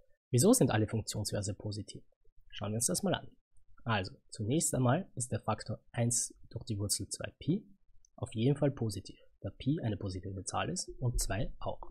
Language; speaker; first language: German; native; German